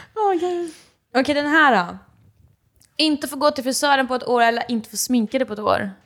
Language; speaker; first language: Swedish; native; Swedish